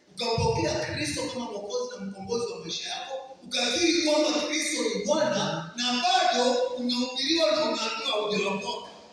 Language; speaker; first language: Swahili; non-native, local second language; Kamba